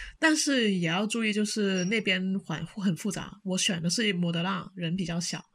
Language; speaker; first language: Chinese; non-native, local second language; Cantonese